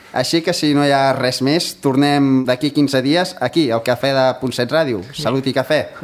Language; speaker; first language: Catalan; native; Catalan